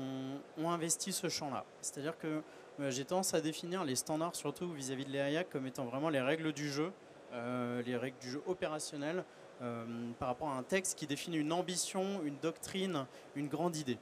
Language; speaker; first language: French; native; French